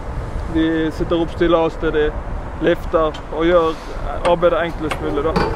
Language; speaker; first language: Norwegian; native; Norwegian